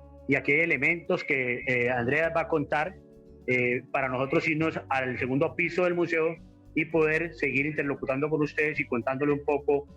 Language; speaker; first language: Spanish; native; Spanish